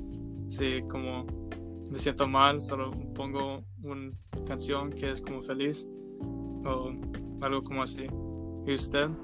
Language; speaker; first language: Spanish; non-native, learner; English